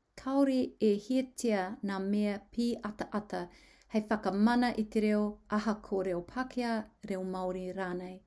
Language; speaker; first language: Māori; non-native, local second language; English